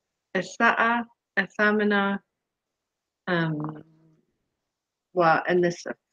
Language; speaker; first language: Arabic; non-native, learner; English